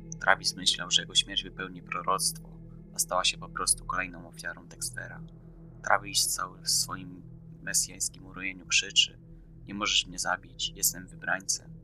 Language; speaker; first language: Polish; native; Polish